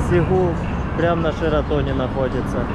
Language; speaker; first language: Russian; native; Russian